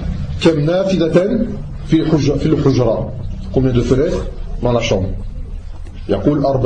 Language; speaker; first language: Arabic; non-native, fluent; French